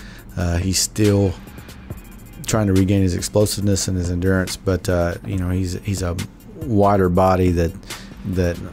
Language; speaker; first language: English; native; English